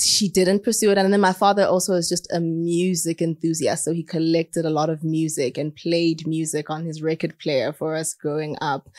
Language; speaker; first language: English; non-native, local second language; Southern Sotho